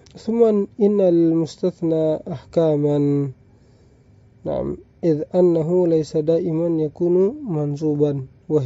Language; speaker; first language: Arabic; non-native, fluent; Indonesian